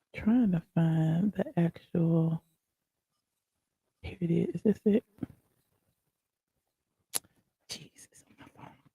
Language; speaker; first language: English; native; English